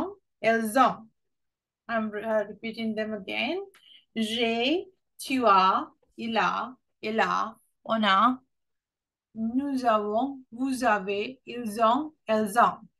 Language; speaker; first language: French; non-native, fluent; Sinhala